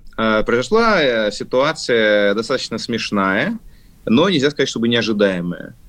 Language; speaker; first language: Russian; native; Russian